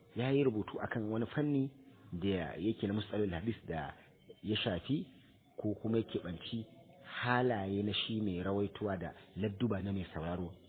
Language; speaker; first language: Hausa; native; Hausa